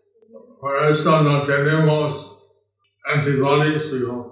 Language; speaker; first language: Spanish; non-native, learner; English